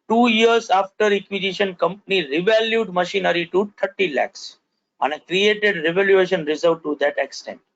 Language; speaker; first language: English; non-native, local second language; Gujarati